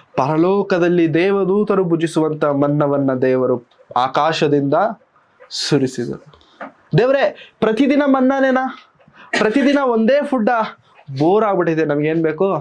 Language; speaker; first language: Kannada; non-native, local second language; Telugu